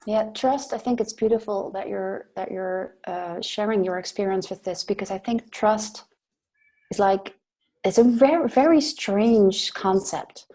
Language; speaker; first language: English; non-native, fluent; Dutch